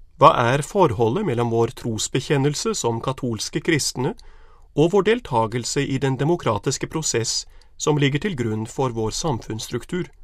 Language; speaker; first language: Norwegian; native; Norwegian